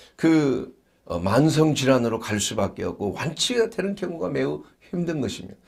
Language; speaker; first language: Korean; native; Korean